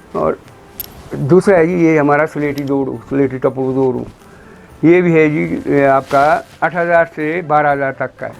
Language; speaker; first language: Hindi; non-native, local second language; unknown